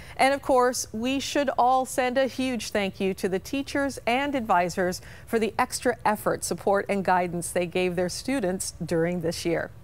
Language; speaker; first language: English; native; English